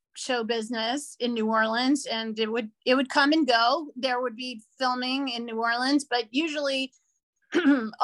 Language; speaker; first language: English; native; English